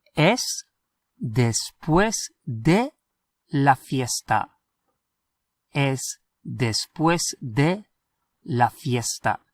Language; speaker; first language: Spanish; non-native, fluent; English